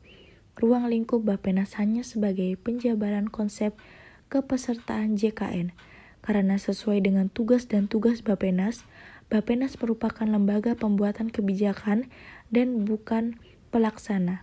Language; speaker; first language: Indonesian; native; Indonesian